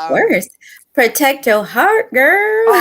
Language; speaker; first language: English; native; English